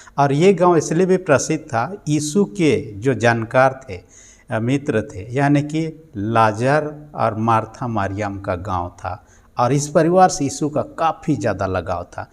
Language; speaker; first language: Hindi; native; Hindi